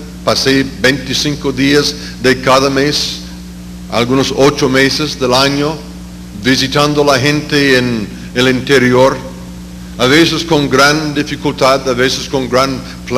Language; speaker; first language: Spanish; non-native, fluent; English